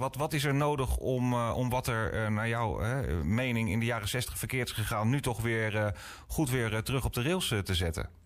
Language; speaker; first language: Dutch; native; Dutch